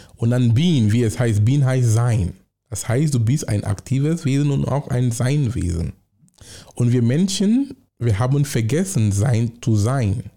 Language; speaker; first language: German; non-native, fluent; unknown